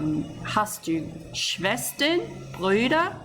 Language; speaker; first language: German; non-native, fluent; English